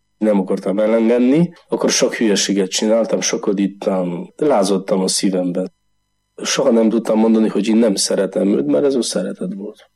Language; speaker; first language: Hungarian; non-native, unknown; Polish